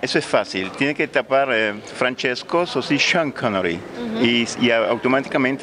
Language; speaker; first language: Spanish; non-native, learner; Italian